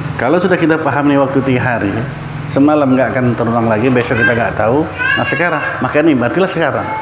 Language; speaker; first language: Indonesian; non-native, local second language; Minangkabau